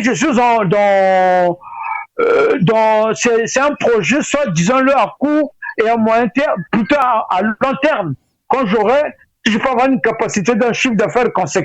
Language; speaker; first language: French; non-native, local second language; Lingala